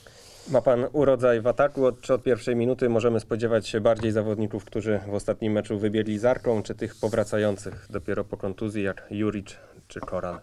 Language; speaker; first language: Polish; native; Polish